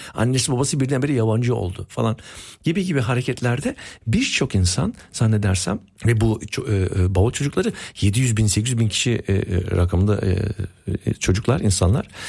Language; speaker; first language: Turkish; early bilingual, heritage; Turkish